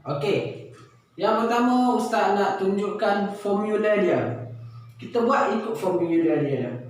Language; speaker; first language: Malay; native; Malay